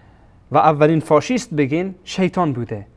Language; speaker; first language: Persian; native; Persian